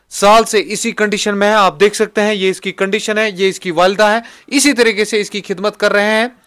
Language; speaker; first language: Hindi; non-native, local second language; Kashmiri